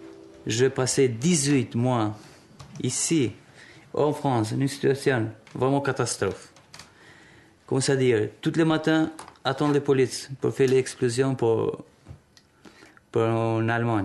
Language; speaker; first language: French; non-native, learner; Albanian